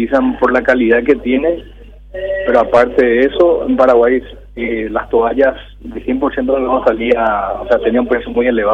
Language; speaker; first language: Spanish; early bilingual, other home language; Korean